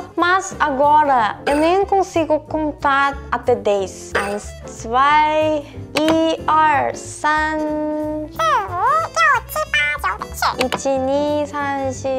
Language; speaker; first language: Portuguese; non-native, fluent; Korean